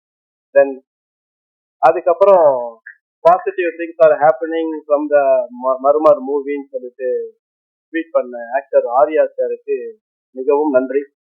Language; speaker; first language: Tamil; native; Tamil